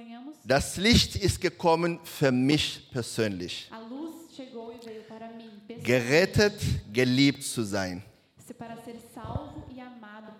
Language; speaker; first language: German; non-native, learner; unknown